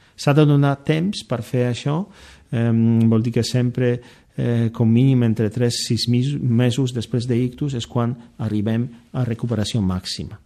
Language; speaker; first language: Catalan; non-native, fluent; Polish